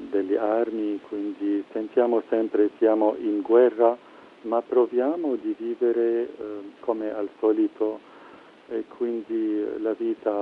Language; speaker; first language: Italian; non-native, fluent; Arabic